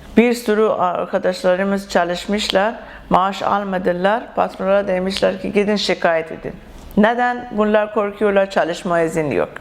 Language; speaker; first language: Turkish; non-native, learner; Persian